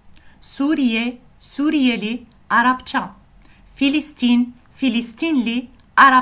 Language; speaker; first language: Turkish; non-native, learner; French